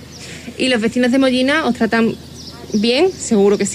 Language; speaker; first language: Spanish; native; Spanish